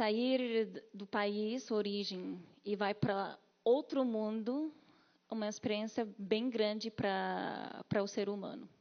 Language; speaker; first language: Portuguese; non-native, learner; Arabic